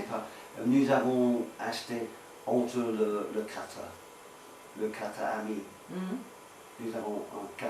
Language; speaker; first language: French; non-native, learner; Swedish